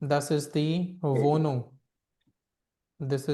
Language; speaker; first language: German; non-native, fluent; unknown